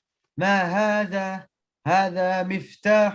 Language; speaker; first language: Arabic; non-native, learner; English